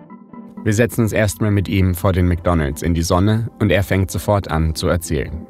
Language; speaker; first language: German; native; German